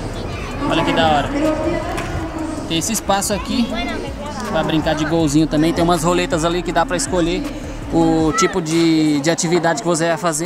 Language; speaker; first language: Portuguese; native; Portuguese